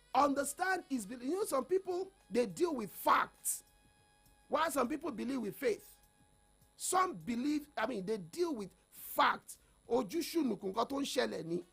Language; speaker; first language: English; non-native, local second language; Yoruba